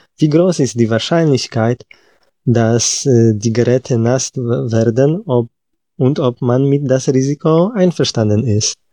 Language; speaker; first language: German; non-native, fluent; Polish